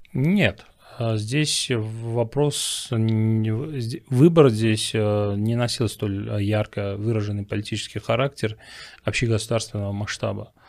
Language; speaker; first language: Russian; non-native, local second language; Armenian